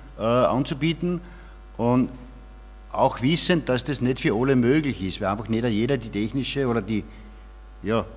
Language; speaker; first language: German; native; German